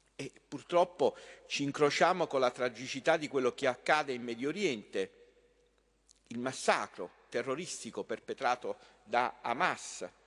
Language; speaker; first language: Italian; native; Italian